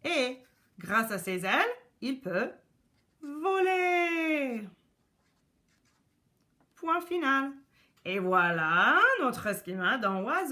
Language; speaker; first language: French; non-native, local second language; English